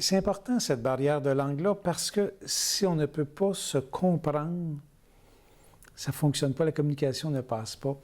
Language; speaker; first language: French; native; French